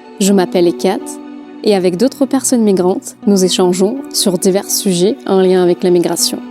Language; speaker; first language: French; non-native, fluent; Russian